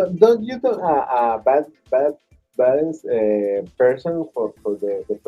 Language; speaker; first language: English; non-native, learner; Spanish